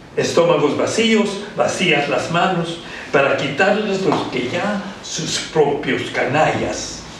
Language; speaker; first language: Spanish; early bilingual, heritage; Spanish